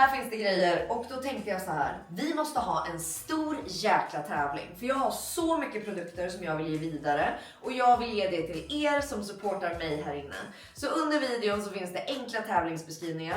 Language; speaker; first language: Swedish; native; Swedish